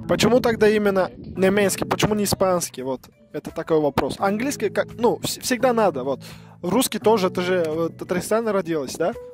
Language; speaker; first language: Russian; non-native, learner; Turkish